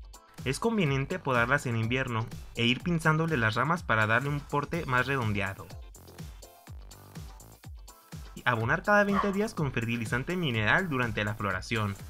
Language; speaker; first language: Spanish; native; Spanish